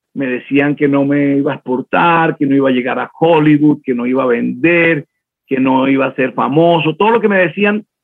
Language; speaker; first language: Spanish; native; Spanish